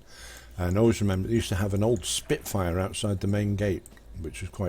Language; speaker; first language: English; native; English